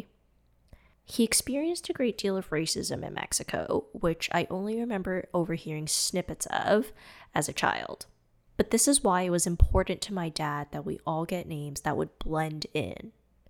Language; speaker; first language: English; non-native, fluent; Cantonese